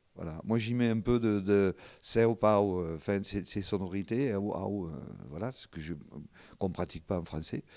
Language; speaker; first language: French; non-native, local second language; Occitan